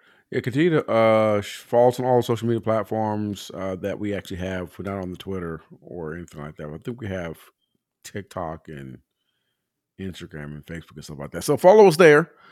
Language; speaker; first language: English; native; English